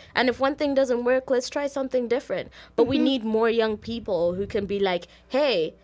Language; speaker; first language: English; non-native, local second language; Shona